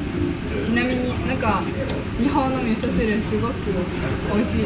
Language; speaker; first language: Japanese; non-native, fluent; Vietnamese